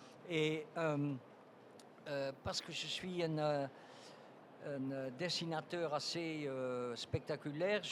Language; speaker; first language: French; non-native, fluent; Dutch